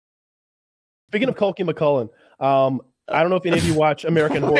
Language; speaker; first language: English; native; English